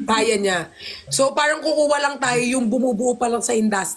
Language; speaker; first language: Filipino; native; Filipino